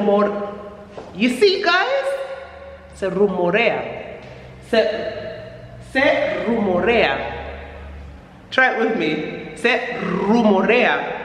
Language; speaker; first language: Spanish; non-native, fluent; English